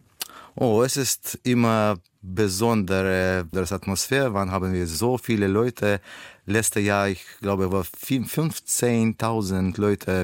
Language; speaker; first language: German; non-native, learner; Russian